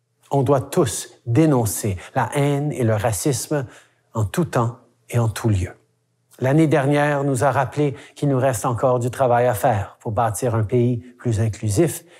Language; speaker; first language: French; early bilingual, heritage; French